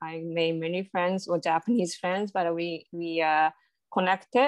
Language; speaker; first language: English; non-native, fluent; Japanese